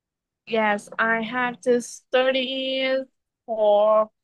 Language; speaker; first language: English; non-native, learner; Vietnamese